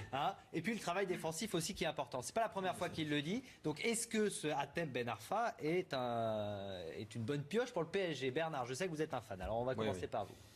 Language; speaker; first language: French; native; French